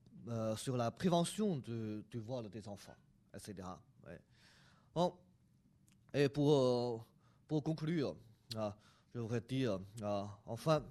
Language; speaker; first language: French; non-native, fluent; Chinese